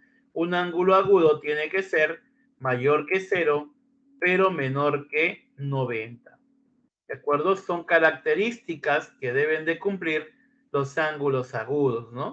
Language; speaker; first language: Spanish; native; Spanish